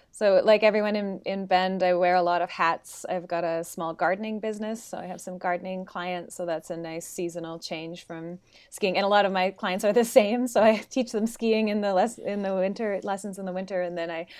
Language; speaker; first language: English; native; English